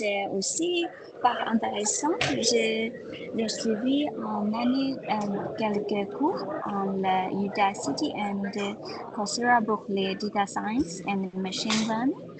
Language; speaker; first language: French; non-native, learner; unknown